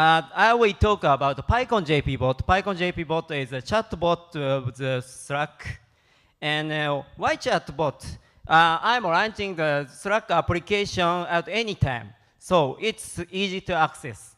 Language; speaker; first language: English; non-native, learner; Japanese